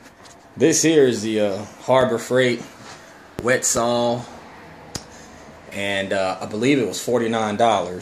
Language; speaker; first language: English; native; English